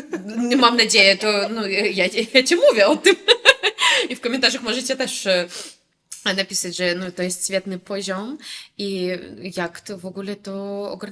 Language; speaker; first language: Polish; non-native, fluent; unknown